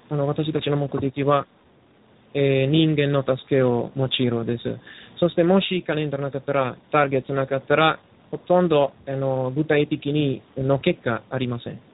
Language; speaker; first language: Japanese; non-native, learner; Italian